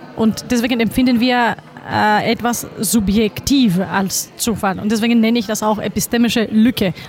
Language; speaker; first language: German; non-native, fluent; Greek